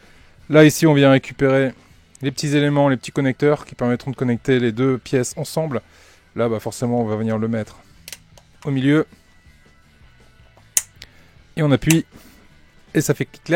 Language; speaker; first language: French; native; French